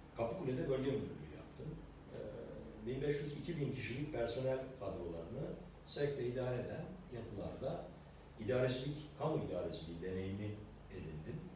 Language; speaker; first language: Turkish; native; Turkish